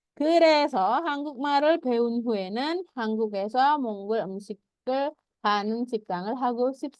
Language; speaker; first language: Korean; non-native, fluent; Indonesian